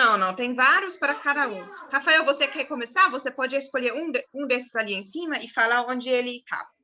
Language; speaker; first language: Portuguese; non-native, fluent; German